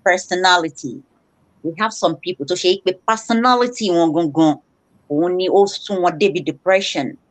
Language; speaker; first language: English; non-native, local second language; Yoruba